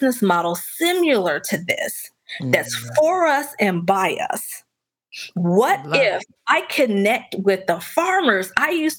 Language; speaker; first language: English; native; English